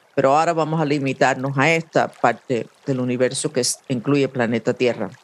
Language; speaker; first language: Spanish; non-native, fluent; English